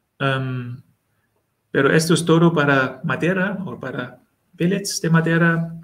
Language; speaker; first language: Spanish; non-native, learner; German